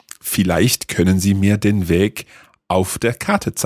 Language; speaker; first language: German; non-native, learner; English